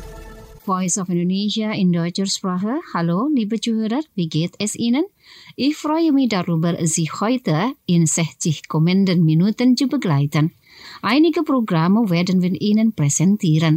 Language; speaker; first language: German; non-native, fluent; Indonesian